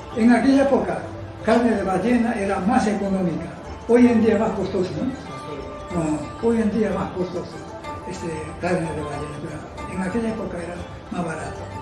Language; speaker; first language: Spanish; non-native, fluent; Japanese